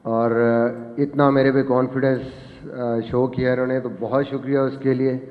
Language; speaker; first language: Urdu; non-native, local second language; Punjabi